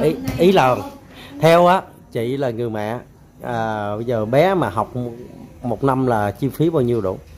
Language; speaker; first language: Vietnamese; native; Vietnamese